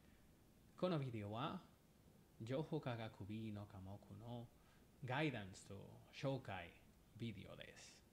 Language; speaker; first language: Japanese; non-native, fluent; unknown